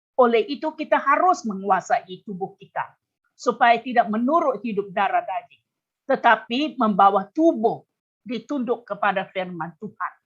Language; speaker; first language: Malay; non-native, local second language; Chinese